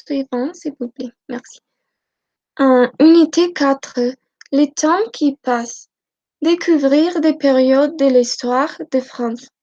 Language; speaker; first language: French; non-native, learner; Spanish